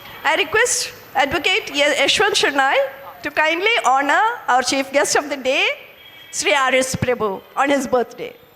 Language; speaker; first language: English; non-native, local second language; Malayalam